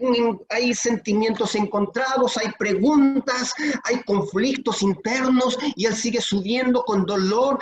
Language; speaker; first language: Spanish; native; Spanish